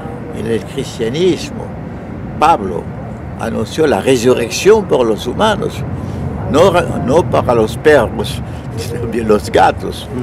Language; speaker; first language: Spanish; non-native, fluent; French